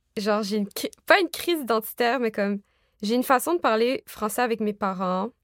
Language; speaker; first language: French; early bilingual, other home language; Arabic